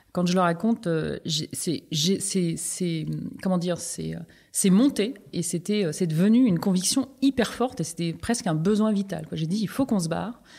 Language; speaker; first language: French; native; French